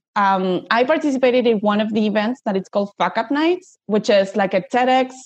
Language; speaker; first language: English; non-native, fluent; Spanish